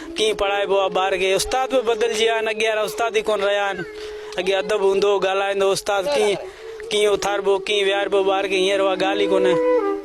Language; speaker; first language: Sindhi; non-native, local second language; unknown